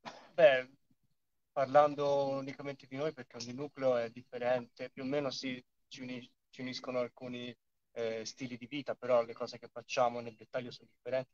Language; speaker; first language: Italian; native; Italian